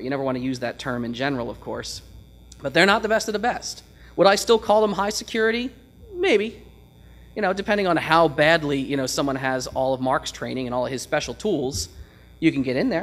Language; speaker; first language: English; native; English